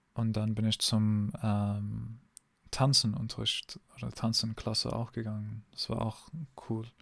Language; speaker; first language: German; non-native, fluent; English